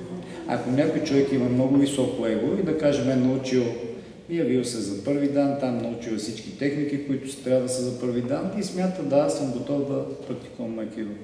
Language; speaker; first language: Bulgarian; native; Bulgarian